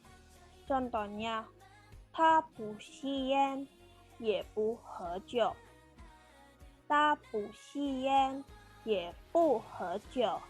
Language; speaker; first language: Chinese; non-native, learner; Indonesian